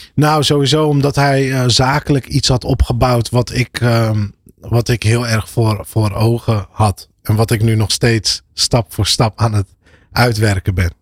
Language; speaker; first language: Dutch; early bilingual, other home language; Arabic